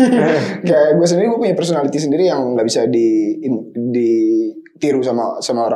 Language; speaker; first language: Indonesian; native; Indonesian